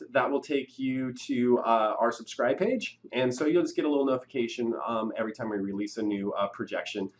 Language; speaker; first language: English; native; English